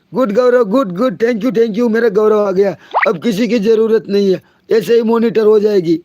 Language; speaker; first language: Hindi; non-native, local second language; Gujarati